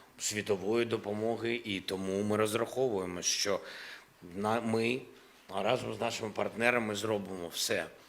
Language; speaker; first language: Ukrainian; non-native, local second language; Russian